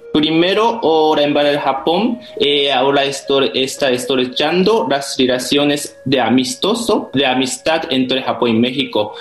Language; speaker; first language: Spanish; non-native, fluent; Japanese